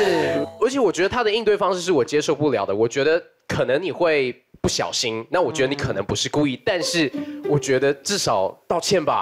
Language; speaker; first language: Chinese; native; Chinese